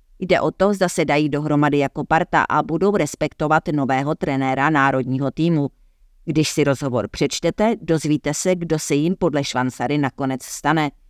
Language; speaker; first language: Czech; native; Czech